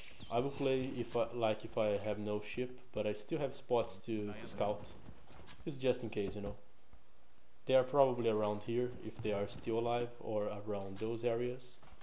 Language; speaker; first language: English; non-native, fluent; Portuguese